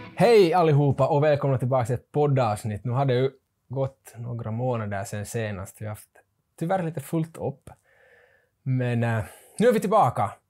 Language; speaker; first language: Swedish; native; Swedish